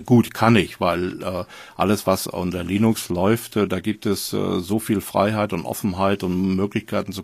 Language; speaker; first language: German; native; German